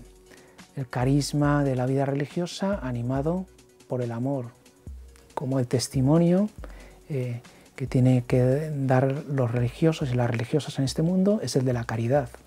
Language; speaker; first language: Spanish; native; Spanish